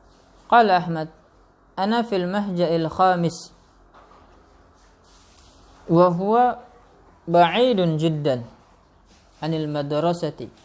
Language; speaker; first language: Arabic; non-native, fluent; Indonesian